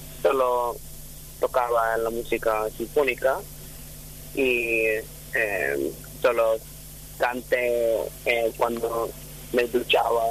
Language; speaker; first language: Spanish; non-native, fluent; English